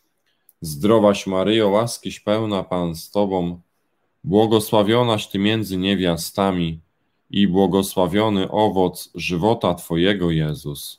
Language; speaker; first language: Polish; native; Polish